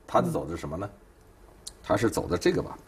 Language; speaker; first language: Chinese; native; Chinese